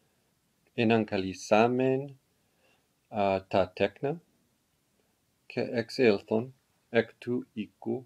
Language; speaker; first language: Greek; non-native, learner; English